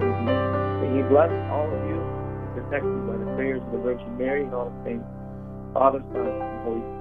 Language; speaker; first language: English; native; English